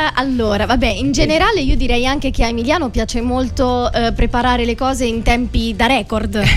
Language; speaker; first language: Italian; native; Italian